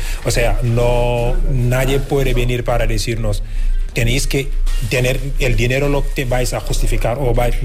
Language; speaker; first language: Spanish; non-native, fluent; Wolof